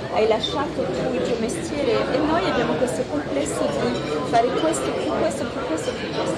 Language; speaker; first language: Italian; non-native, fluent; French